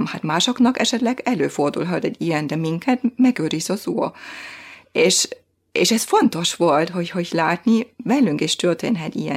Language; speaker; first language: Hungarian; non-native, fluent; German